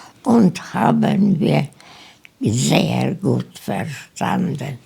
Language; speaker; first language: German; non-native, learner; Polish